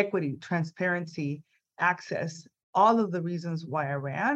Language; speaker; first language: English; non-native, fluent; Spanish